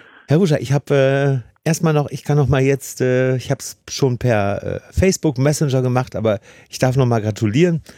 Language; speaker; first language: German; native; German